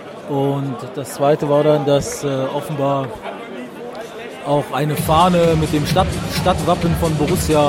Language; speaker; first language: German; native; German